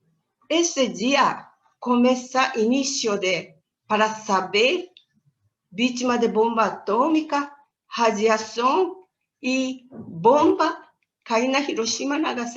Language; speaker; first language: Portuguese; non-native, learner; Japanese